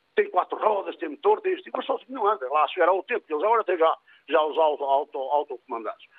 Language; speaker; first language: Portuguese; native; Portuguese